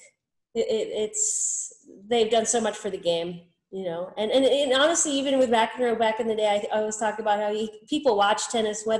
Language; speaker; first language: English; native; English